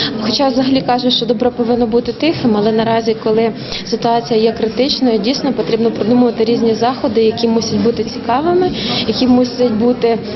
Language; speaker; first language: Ukrainian; native; Ukrainian